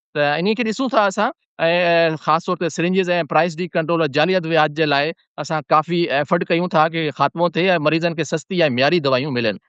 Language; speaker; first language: Sindhi; non-native, local second language; Urdu